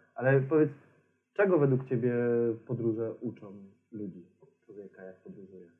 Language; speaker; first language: Polish; native; Polish